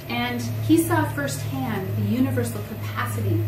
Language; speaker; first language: English; native; English